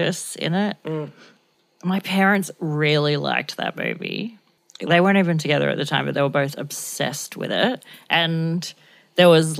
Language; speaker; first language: English; native; English